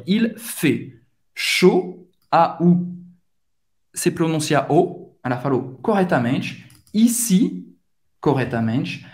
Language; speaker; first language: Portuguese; non-native, fluent; French